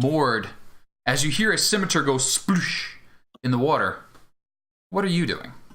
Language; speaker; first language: English; native; English